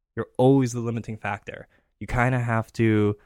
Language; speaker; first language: English; early bilingual, other home language; Greek